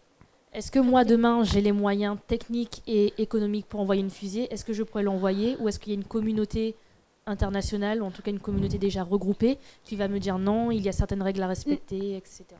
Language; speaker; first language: French; native; French